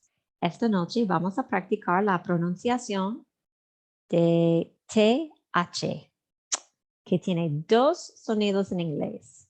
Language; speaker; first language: Spanish; non-native, fluent; English